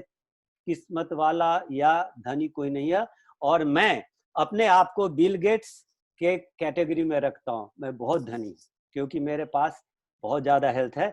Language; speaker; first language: Hindi; native; Hindi